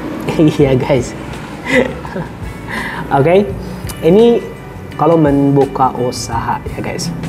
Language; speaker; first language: Indonesian; non-native, fluent; Arabic